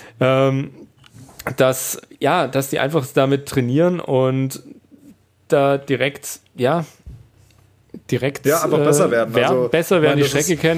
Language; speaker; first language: German; native; German